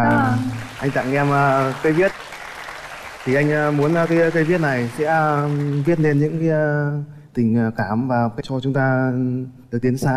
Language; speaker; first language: Vietnamese; native; Vietnamese